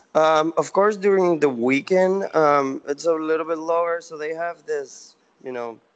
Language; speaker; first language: English; non-native, fluent; Spanish